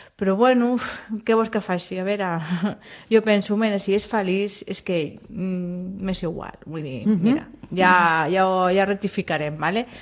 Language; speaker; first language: Catalan; non-native, local second language; Spanish